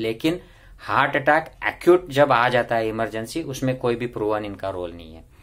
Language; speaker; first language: Hindi; non-native, local second language; Marathi